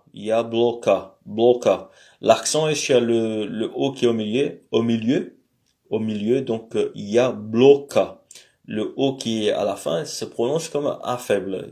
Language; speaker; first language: French; native; French